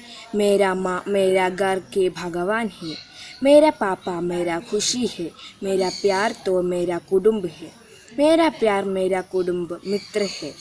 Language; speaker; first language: Hindi; non-native, local second language; Malayalam